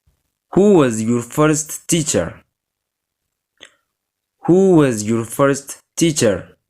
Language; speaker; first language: English; non-native, local second language; Oromo